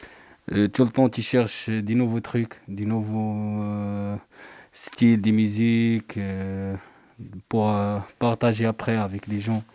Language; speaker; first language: French; non-native, learner; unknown